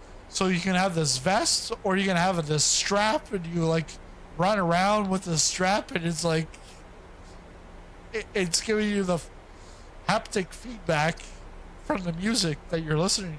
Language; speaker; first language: English; native; English